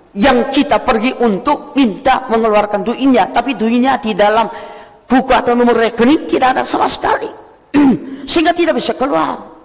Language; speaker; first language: Indonesian; non-native, fluent; Korean